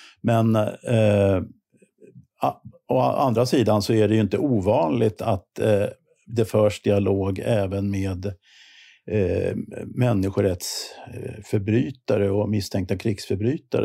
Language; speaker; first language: Swedish; native; Swedish